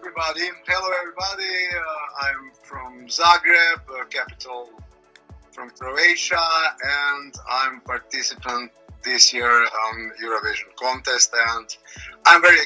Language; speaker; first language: English; non-native, learner; Croatian